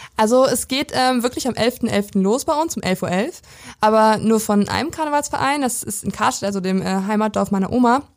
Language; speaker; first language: German; native; German